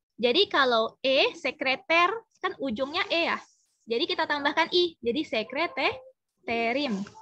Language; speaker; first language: Indonesian; native; Indonesian